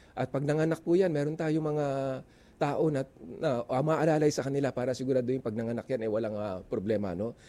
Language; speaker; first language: Filipino; non-native, local second language; Iloko